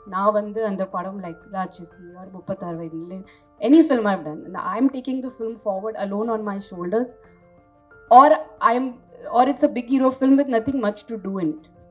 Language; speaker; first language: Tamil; non-native, fluent; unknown